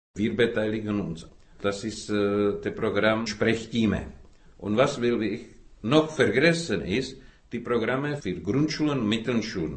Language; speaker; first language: German; non-native, fluent; Czech